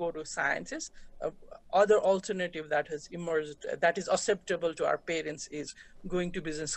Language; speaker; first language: English; non-native, local second language; Nepali